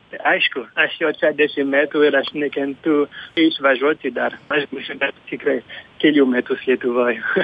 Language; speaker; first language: Lithuanian; non-native, fluent; French